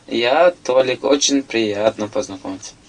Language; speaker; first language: Russian; non-native, local second language; Tajik